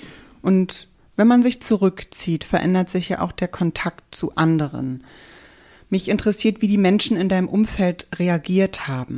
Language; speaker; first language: German; native; German